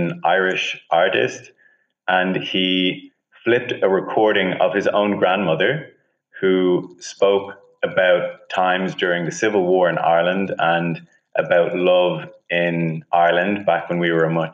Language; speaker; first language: English; native; English